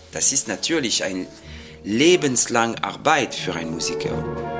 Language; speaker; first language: German; non-native, fluent; French